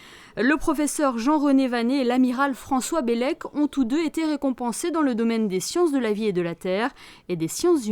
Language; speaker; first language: French; native; French